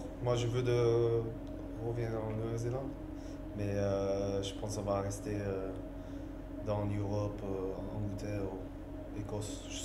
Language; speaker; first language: French; non-native, learner; English